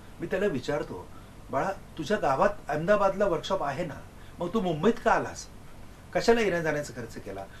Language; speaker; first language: Marathi; non-native, local second language; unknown